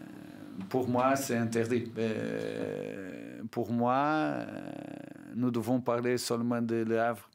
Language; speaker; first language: French; non-native, learner; Portuguese